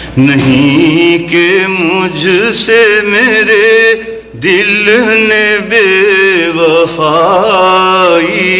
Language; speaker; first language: Urdu; native; Urdu